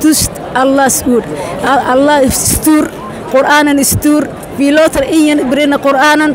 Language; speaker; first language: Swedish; non-native, learner; Arabic